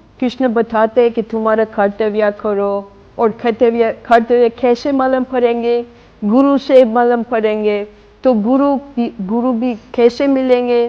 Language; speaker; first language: Hindi; non-native, fluent; English